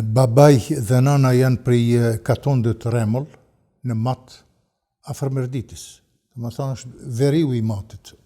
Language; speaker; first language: Albanian; early bilingual, heritage; Albanian